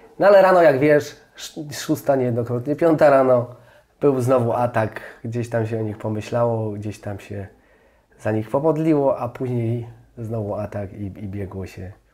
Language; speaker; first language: Polish; native; Polish